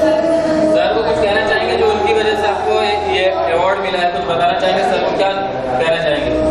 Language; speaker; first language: Hindi; native; Hindi